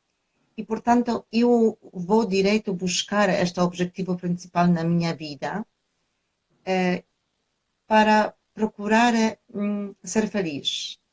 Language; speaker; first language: Portuguese; non-native, fluent; Polish